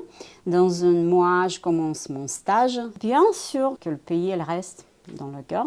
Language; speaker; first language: French; non-native, fluent; Ukrainian